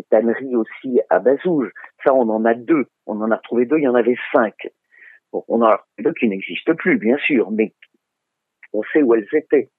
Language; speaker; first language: French; native; French